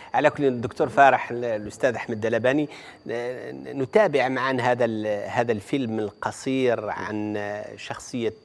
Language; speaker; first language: Arabic; native; Arabic